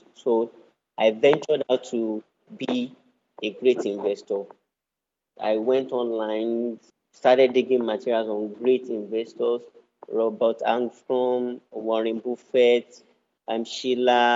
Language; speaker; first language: English; non-native, local second language; Yoruba